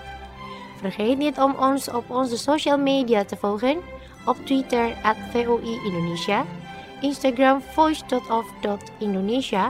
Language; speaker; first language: Dutch; non-native, fluent; Indonesian